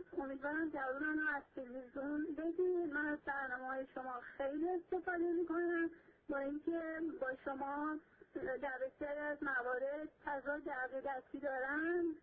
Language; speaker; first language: Persian; non-native, fluent; Arabic